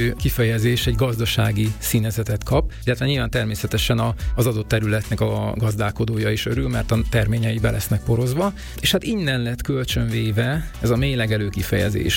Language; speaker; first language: Hungarian; native; Hungarian